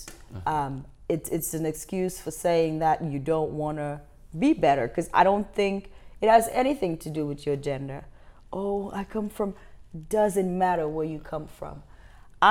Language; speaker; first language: English; non-native, local second language; Wolof